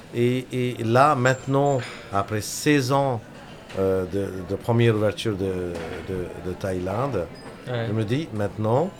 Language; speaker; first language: French; non-native, fluent; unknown